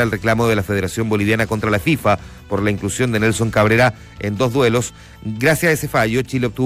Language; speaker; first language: Spanish; native; Spanish